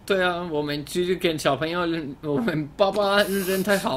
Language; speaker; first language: Chinese; non-native, fluent; English